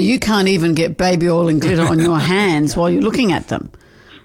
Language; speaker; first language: English; native; English